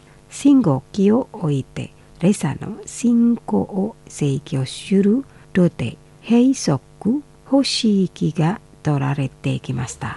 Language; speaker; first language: Japanese; non-native, fluent; Indonesian